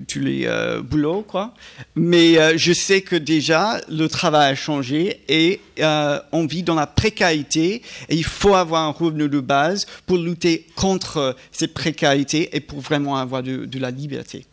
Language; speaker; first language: French; non-native, fluent; English